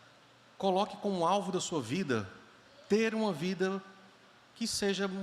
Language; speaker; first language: Portuguese; native; Portuguese